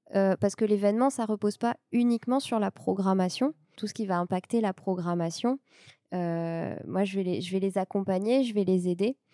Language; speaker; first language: French; native; French